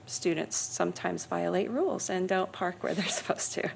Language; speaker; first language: English; native; English